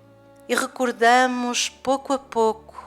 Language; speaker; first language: Portuguese; native; Portuguese